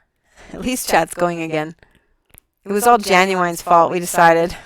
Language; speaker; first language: English; native; English